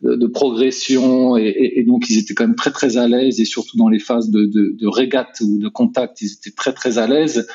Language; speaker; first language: French; native; French